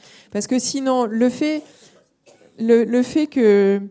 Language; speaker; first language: French; native; French